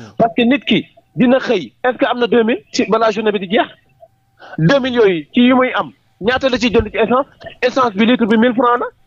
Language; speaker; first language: Wolof; non-native, local second language; Jola-Fonyi